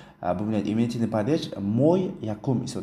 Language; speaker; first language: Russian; non-native, fluent; Tajik